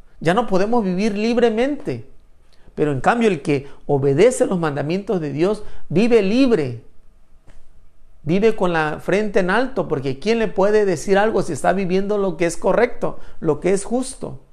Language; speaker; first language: Spanish; native; Spanish